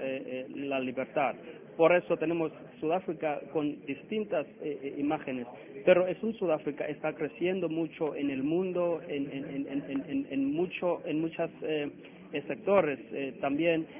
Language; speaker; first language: Spanish; non-native, learner; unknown